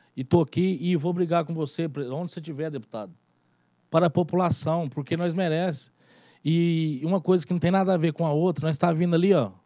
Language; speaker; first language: Portuguese; native; Portuguese